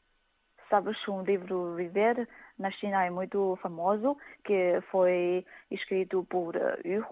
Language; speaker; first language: Portuguese; non-native, fluent; Chinese